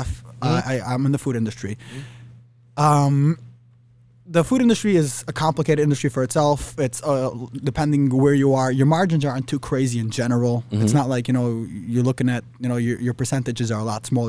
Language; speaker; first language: English; early bilingual, other home language; Yiddish